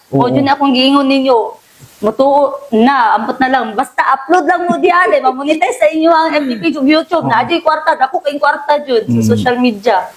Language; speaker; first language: Cebuano; non-native, local second language; Chavacano